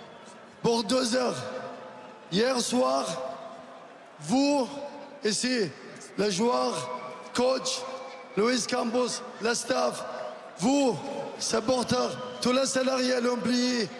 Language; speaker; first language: French; non-native, learner; Arabic